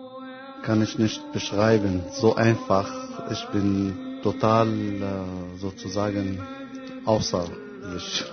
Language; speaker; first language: German; non-native, fluent; Arabic